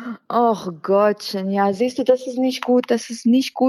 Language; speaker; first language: German; non-native, fluent; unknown